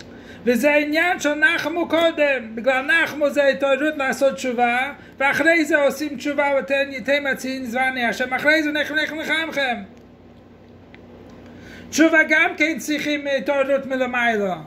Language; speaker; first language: Hebrew; non-native, fluent; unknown